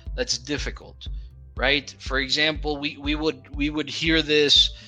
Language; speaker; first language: English; non-native, fluent; Portuguese